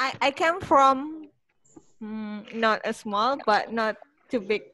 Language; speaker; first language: English; non-native, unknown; Indonesian